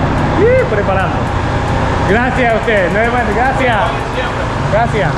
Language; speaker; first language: Spanish; non-native, learner; Japanese